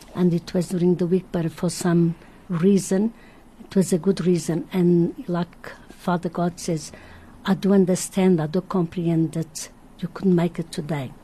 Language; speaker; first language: English; non-native, learner; Portuguese